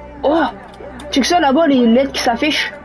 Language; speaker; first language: French; native; French